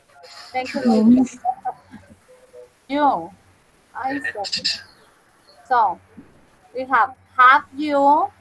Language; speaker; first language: English; non-native, fluent; Spanish